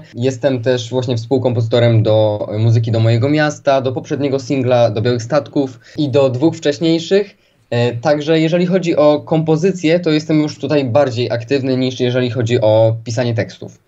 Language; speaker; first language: Polish; native; Polish